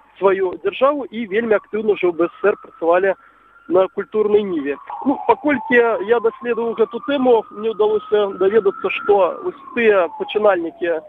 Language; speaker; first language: Belarusian; native; Belarusian